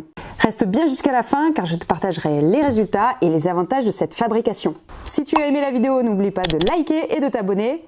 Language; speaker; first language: French; native; French